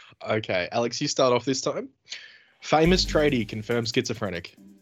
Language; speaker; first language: English; native; English